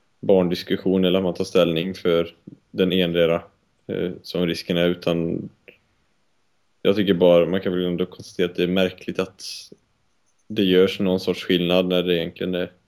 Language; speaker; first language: Swedish; native; Swedish